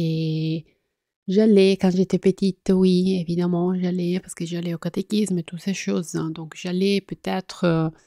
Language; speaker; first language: French; non-native, fluent; Italian